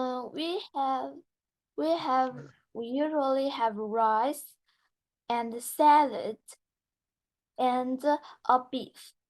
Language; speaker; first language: English; non-native, learner; Chinese